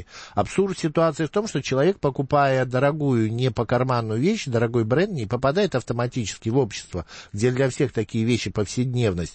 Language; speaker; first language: Russian; native; Russian